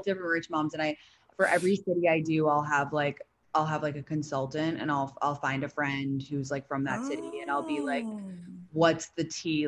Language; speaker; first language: English; native; English